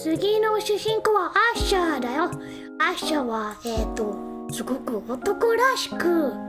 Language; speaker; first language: Japanese; non-native, learner; English